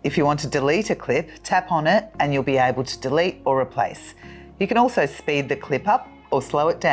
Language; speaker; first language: English; native; English